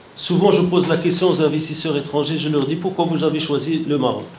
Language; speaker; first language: French; non-native, local second language; Arabic